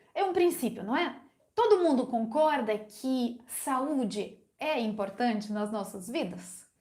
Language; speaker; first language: Portuguese; non-native, fluent; Ukrainian